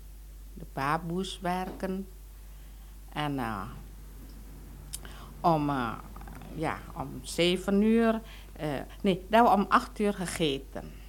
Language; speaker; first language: Dutch; non-native, local second language; Indonesian